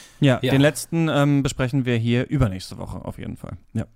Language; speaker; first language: German; native; German